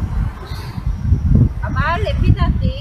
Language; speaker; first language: Hebrew; non-native, learner; Romanian